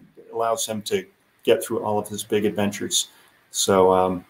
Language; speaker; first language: English; native; English